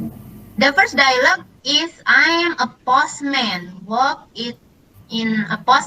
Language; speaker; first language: English; non-native, learner; Indonesian